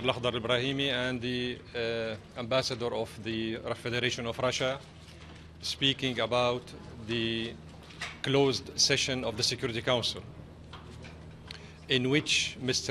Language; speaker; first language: English; non-native, fluent; Arabic